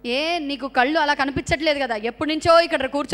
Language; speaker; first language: Telugu; native; Telugu